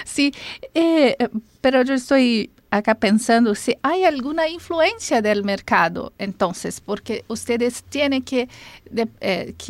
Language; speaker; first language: Spanish; non-native, fluent; Portuguese